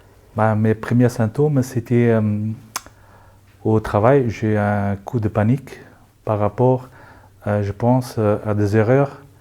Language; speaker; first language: French; non-native, local second language; Luxembourgish